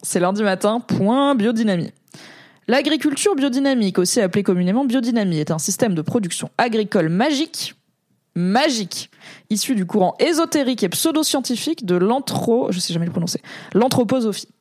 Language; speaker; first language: French; native; French